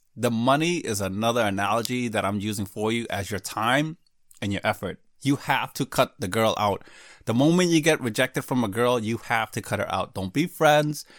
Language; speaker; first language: English; native; English